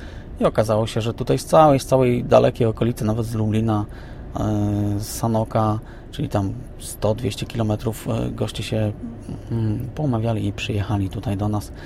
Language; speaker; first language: Polish; native; Polish